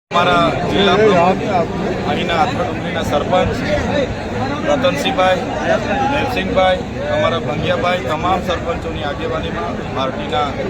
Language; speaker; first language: Gujarati; non-native, local second language; Vasavi